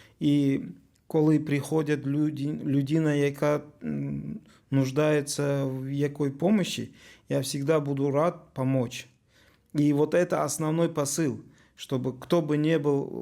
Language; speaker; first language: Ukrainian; non-native, learner; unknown